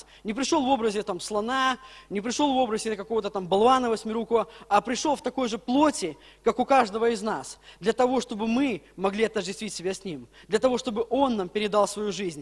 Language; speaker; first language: Russian; native; Russian